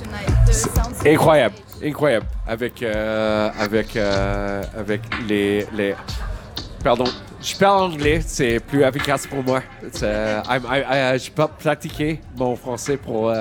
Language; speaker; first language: French; non-native, learner; English